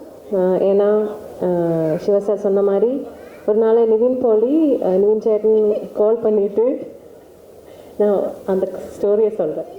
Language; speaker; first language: Tamil; non-native, learner; Malayalam